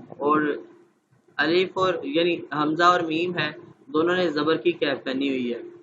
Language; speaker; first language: Urdu; non-native, local second language; Punjabi